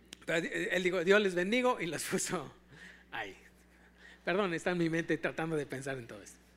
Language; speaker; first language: Spanish; native; Spanish